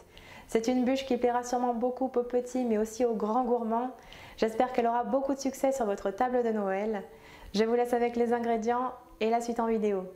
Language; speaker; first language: French; native; French